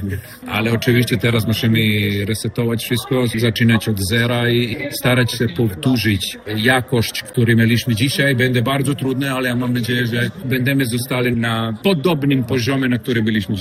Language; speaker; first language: Polish; non-native, fluent; Serbian